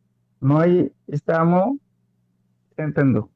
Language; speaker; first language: Italian; non-native, learner; Bangla